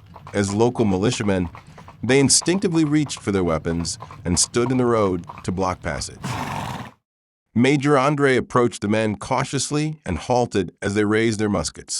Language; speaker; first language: English; native; English